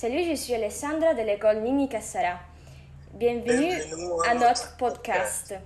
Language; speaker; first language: French; non-native, learner; Italian